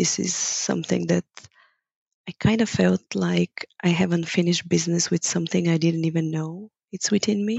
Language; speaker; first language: English; non-native, fluent; Bulgarian